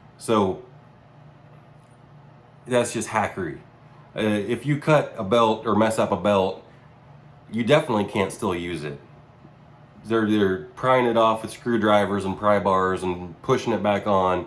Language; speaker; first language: English; native; English